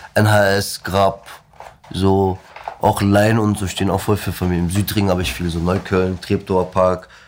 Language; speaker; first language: German; early bilingual, other home language; Turkish